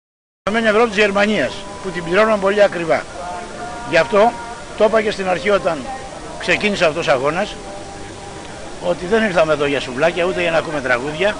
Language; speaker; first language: Greek; native; Greek